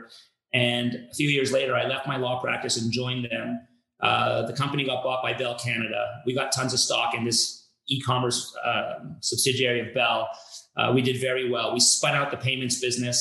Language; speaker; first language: English; native; English